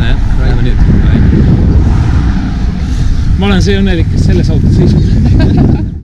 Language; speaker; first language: Estonian; native; Estonian